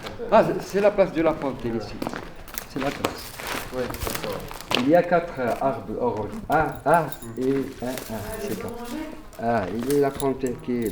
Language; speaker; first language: French; non-native, learner; Arabic